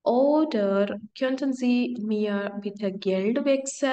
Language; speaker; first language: German; non-native, fluent; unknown